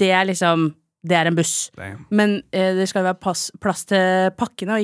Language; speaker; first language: Norwegian; native; Norwegian